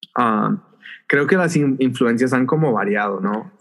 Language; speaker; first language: Spanish; early bilingual, heritage; Spanish